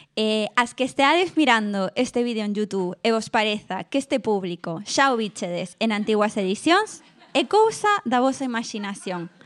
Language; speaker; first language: Galician; non-native, local second language; Spanish